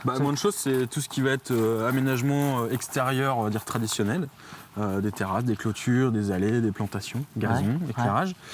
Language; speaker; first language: French; native; French